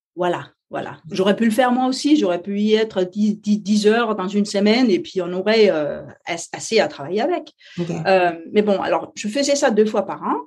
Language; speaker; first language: French; non-native, fluent; Danish